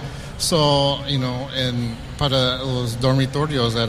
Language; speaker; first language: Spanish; early bilingual, heritage; English